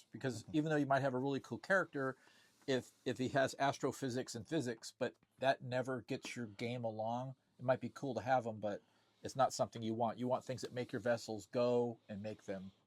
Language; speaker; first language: English; native; English